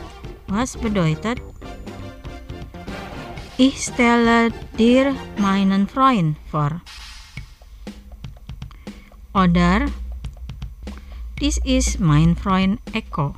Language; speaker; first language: German; non-native, fluent; Indonesian